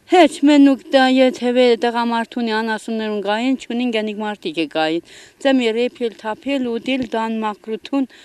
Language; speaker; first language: Armenian; native; Armenian